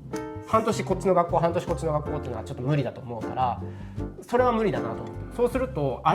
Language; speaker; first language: Japanese; native; Japanese